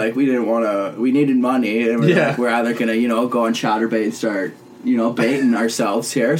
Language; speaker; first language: English; native; English